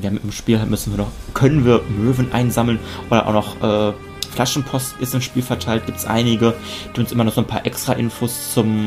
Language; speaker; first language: German; native; German